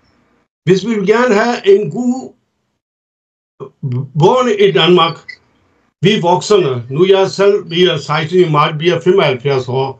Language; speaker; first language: Danish; non-native, fluent; Urdu